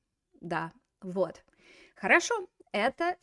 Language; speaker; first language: Russian; non-native, fluent; English